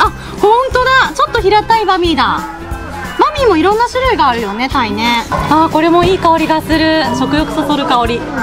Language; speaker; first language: Japanese; native; Japanese